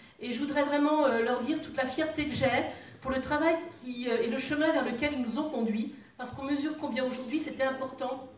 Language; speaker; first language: French; native; French